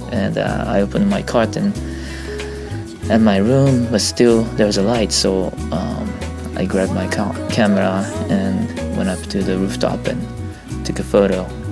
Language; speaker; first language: English; non-native, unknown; Japanese